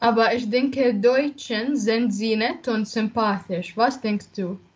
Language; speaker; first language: German; non-native, learner; Arabic